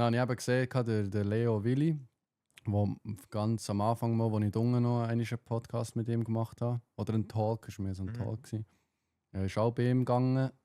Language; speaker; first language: German; native; German